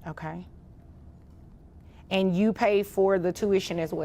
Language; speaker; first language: English; native; English